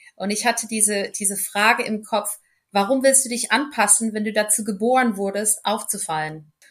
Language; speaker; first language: German; non-native, fluent; English